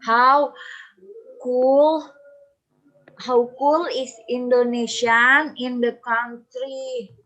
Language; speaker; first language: English; non-native, learner; Indonesian